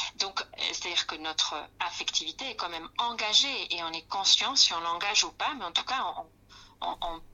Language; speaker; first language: French; non-native, fluent; Spanish